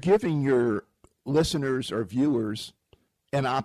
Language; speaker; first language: English; native; English